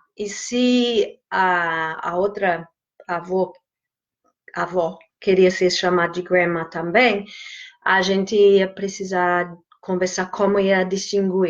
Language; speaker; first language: Portuguese; non-native, fluent; English